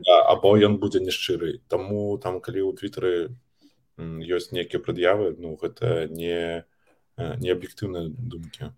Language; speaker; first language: Belarusian; non-native, local second language; Russian